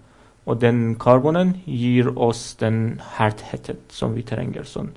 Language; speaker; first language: Norwegian; non-native, fluent; Persian